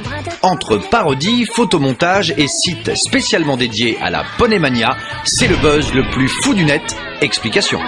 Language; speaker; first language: French; native; French